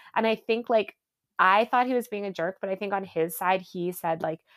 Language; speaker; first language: English; native; English